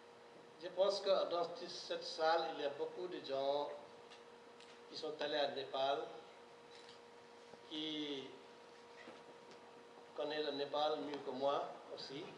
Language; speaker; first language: French; non-native, learner; Nepali